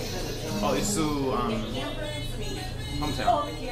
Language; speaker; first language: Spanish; early bilingual, other home language; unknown